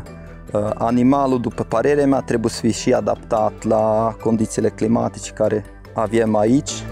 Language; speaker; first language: Romanian; non-native, fluent; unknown